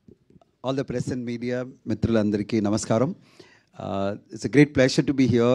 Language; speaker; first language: Telugu; non-native, fluent; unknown